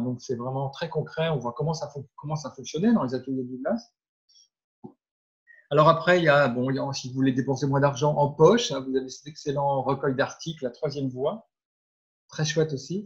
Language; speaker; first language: French; native; French